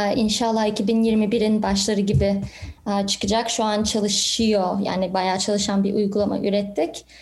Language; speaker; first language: Turkish; early bilingual, heritage; Turkish